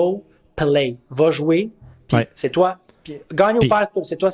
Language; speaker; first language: French; native; French